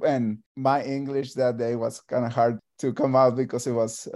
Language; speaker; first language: English; non-native, fluent; Spanish